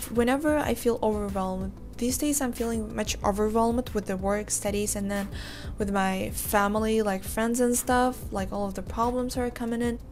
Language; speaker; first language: English; non-native, fluent; Uzbek